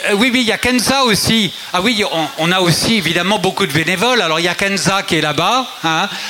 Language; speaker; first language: French; native; French